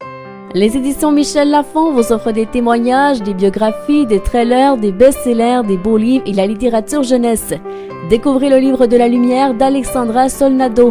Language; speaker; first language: French; native; French